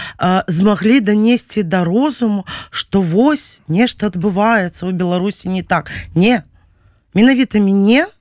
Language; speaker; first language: Belarusian; non-native, local second language; Russian